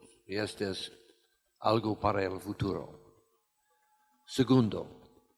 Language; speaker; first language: Spanish; non-native, fluent; English